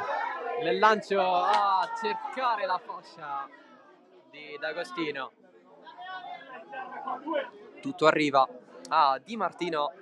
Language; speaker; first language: Italian; native; Italian